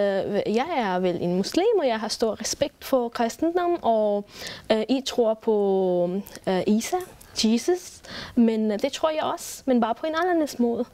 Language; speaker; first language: Danish; non-native, fluent; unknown